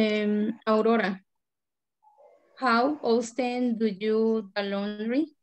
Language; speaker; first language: English; non-native, learner; Spanish